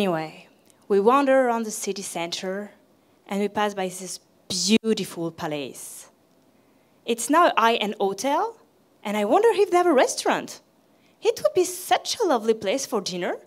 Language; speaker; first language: English; non-native, fluent; French